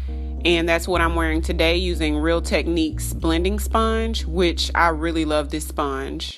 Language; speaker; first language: English; native; English